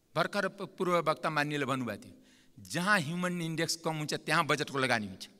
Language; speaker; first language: Nepali; non-native, local second language; Maithili